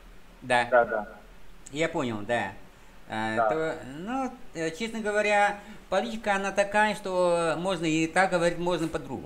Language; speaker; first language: Russian; non-native, fluent; Vietnamese